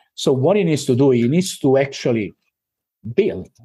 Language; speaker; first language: English; non-native, fluent; Italian